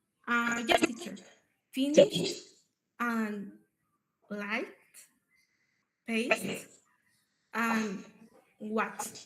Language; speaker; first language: English; non-native, learner; Spanish